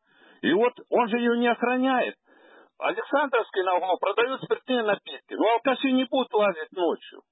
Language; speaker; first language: Russian; native; Russian